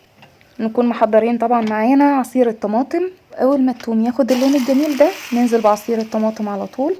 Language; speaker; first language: Arabic; native; Arabic